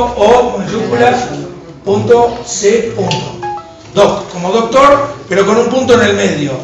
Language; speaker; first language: Spanish; native; Spanish